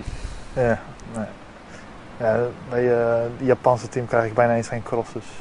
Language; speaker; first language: Dutch; early bilingual, heritage; Dutch